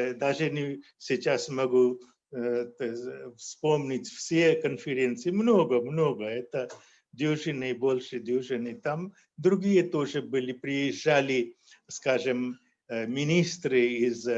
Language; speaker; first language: Russian; non-native, fluent; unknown